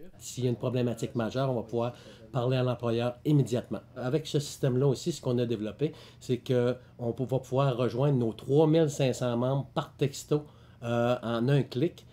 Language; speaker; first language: French; native; French